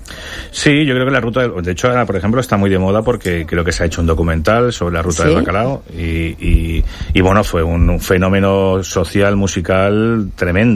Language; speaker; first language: Spanish; native; Spanish